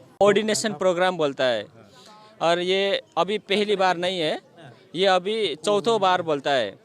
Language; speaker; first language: Hindi; non-native, learner; Nepali